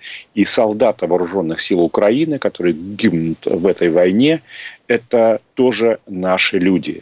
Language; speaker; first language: Russian; native; Russian